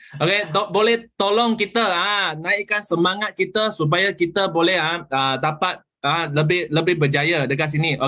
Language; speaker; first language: Malay; non-native, local second language; Chinese